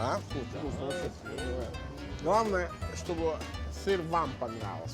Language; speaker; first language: Russian; non-native, fluent; Italian